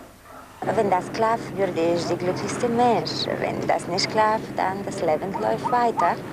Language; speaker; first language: German; non-native, learner; Bulgarian